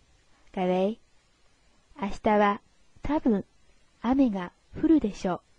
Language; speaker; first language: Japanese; non-native, fluent; Chinese